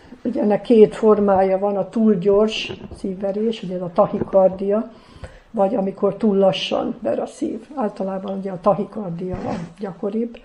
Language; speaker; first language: Hungarian; native; Hungarian